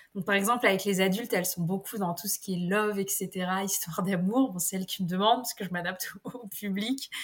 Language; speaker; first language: French; native; French